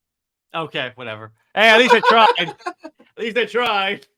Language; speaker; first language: English; native; English